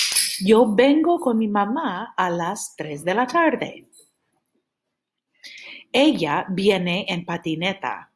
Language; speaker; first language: Spanish; non-native, fluent; English